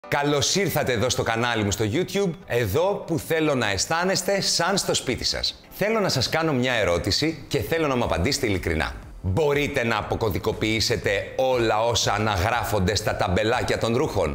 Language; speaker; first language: Greek; native; Greek